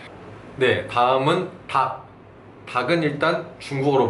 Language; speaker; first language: Korean; native; Korean